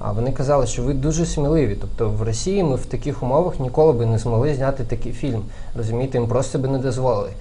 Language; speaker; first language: Ukrainian; non-native, local second language; Crimean Tatar